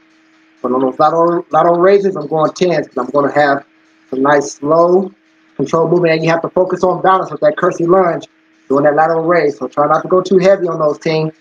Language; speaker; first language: English; native; English